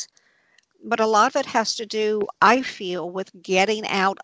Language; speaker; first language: English; native; English